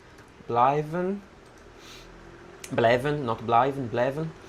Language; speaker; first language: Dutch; non-native, learner; Italian